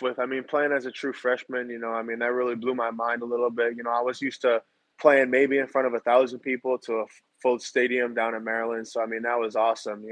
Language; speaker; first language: English; native; English